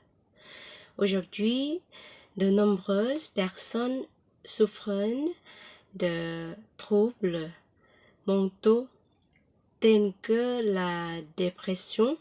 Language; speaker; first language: French; non-native, learner; Thai